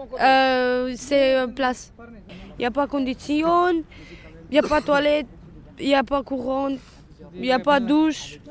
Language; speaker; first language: French; non-native, learner; Romanian